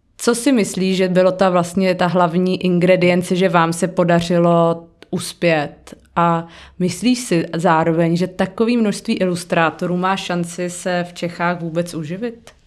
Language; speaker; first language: Czech; native; Czech